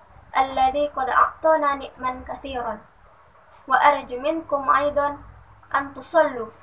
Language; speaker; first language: Arabic; non-native, learner; Indonesian